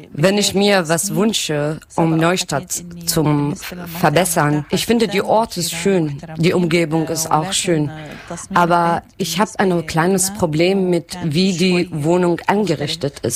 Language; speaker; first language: German; non-native, learner; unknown